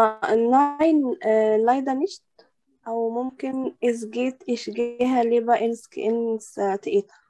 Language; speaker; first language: German; non-native, learner; Arabic